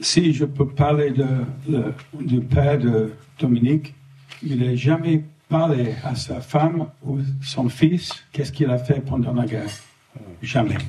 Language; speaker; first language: French; non-native, fluent; English